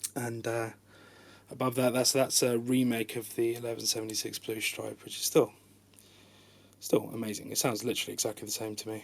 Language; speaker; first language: English; native; English